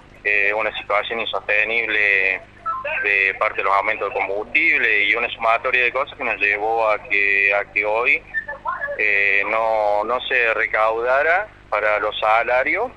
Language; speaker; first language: Spanish; native; Spanish